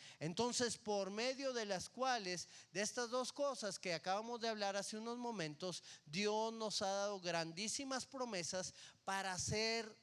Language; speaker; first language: Spanish; native; Spanish